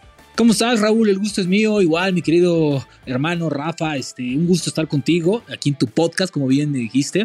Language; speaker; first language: Spanish; native; Spanish